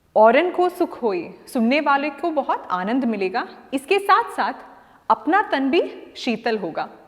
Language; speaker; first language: Hindi; non-native, local second language; Malayalam